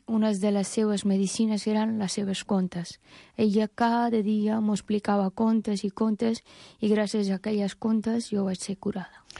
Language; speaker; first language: Catalan; non-native, fluent; Persian